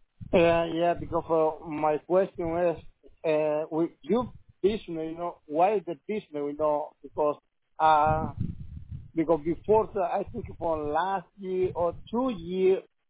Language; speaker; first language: English; non-native, learner; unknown